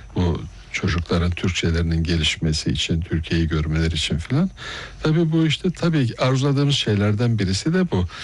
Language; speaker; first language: Turkish; native; Turkish